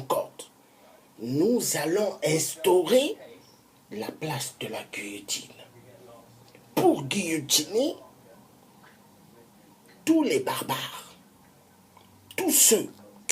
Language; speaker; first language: French; non-native, local second language; Kongo